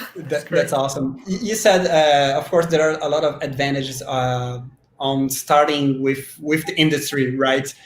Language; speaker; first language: English; non-native, fluent; Portuguese